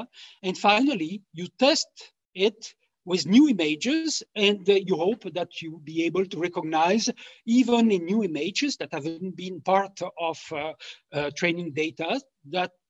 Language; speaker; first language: English; non-native, fluent; French